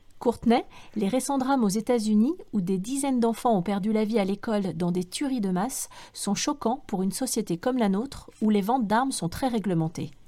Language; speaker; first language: French; early bilingual, other home language; English